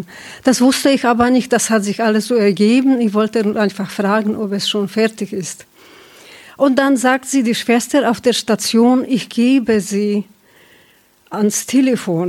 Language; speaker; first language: German; non-native, fluent; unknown